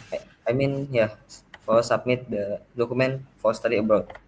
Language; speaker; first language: English; non-native, learner; Indonesian